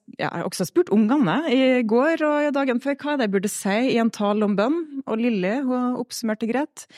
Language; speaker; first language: Norwegian; native; Norwegian